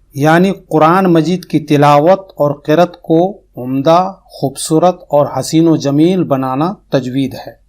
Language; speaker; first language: Urdu; native; Urdu